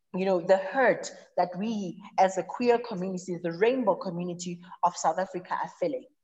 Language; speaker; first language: English; non-native, local second language; Zulu